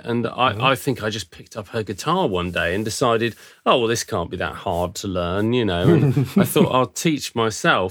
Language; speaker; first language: English; native; English